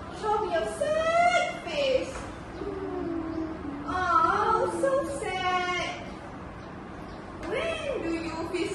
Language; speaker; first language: English; non-native, learner; Malay